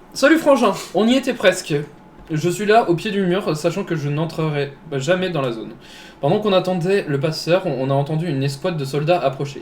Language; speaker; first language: French; native; French